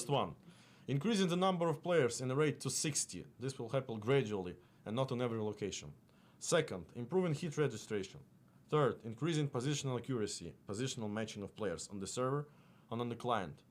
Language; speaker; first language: English; non-native, fluent; Russian